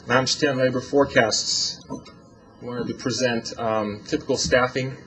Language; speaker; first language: English; non-native, fluent; Polish